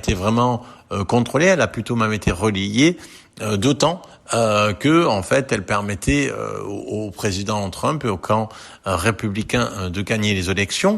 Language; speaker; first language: French; native; French